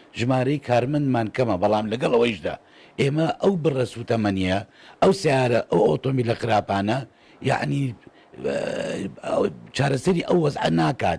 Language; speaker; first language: Central Kurdish; native; Central Kurdish